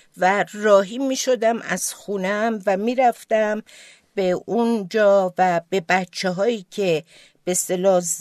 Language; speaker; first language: Persian; non-native, local second language; Azerbaijani